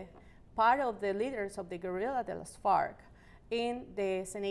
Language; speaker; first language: English; non-native, learner; Spanish